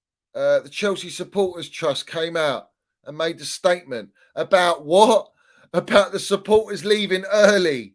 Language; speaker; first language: English; native; English